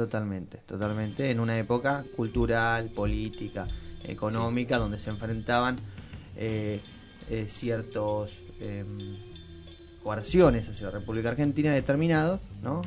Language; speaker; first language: Spanish; native; Spanish